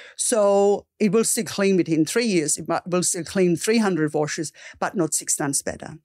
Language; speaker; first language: English; non-native, fluent; German